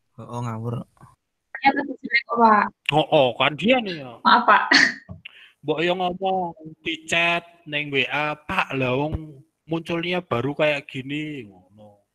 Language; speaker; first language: Indonesian; non-native, local second language; Javanese